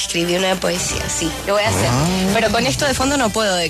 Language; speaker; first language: Spanish; native; Spanish